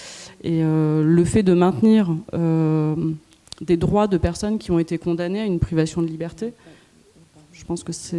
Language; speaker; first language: French; native; French